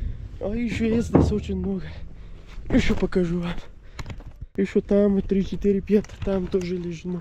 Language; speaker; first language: Russian; non-native, learner; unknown